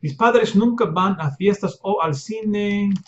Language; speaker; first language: Spanish; non-native, fluent; English